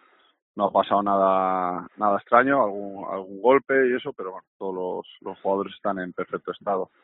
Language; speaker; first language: Spanish; native; Spanish